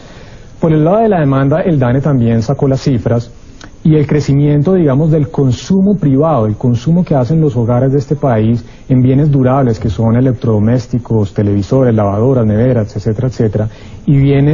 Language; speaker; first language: Spanish; native; Spanish